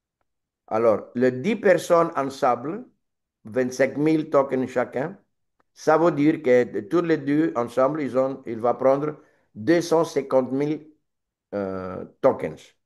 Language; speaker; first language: French; non-native, learner; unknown